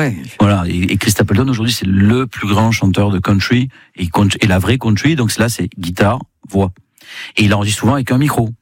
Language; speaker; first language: French; native; French